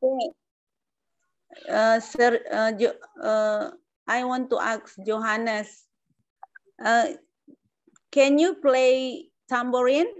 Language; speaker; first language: English; non-native, learner; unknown